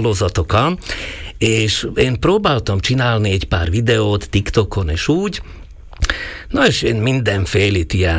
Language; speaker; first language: Hungarian; non-native, local second language; Slovak